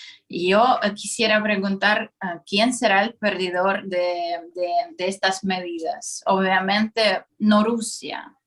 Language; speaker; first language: Spanish; non-native, fluent; Russian